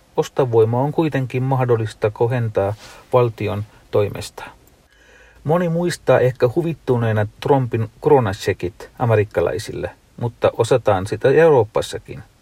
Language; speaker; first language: Finnish; non-native, fluent; Tamil